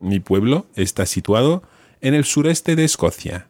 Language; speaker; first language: Spanish; non-native, fluent; English